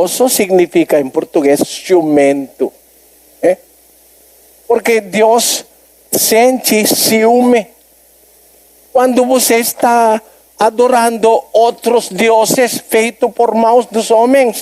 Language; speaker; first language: Portuguese; non-native, learner; Filipino